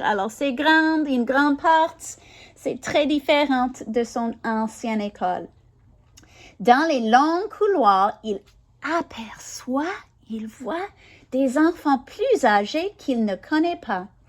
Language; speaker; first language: French; non-native, learner; English